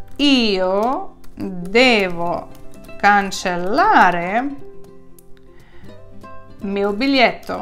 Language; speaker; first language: Italian; non-native, fluent; Ukrainian